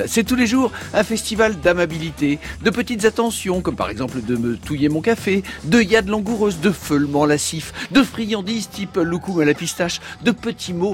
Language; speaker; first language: French; native; French